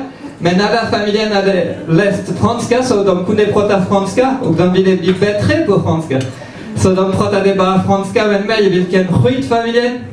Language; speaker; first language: Swedish; non-native, fluent; French